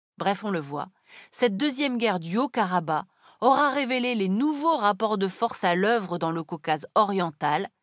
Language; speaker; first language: French; native; French